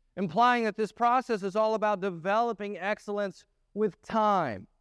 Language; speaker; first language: English; native; English